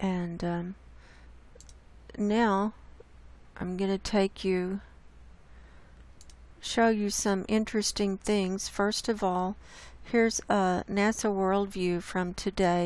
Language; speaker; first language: English; native; English